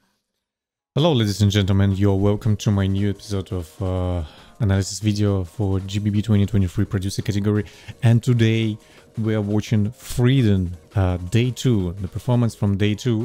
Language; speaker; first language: English; non-native, fluent; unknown